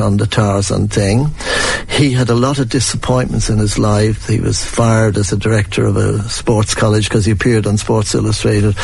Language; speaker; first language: English; native; English